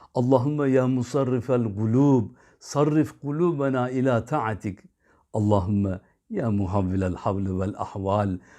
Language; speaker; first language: Arabic; non-native, fluent; Turkish